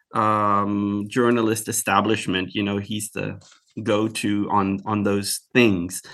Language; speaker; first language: English; early bilingual, other home language; Hebrew